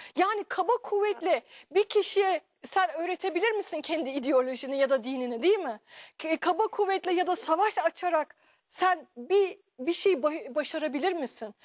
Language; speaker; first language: Turkish; native; Turkish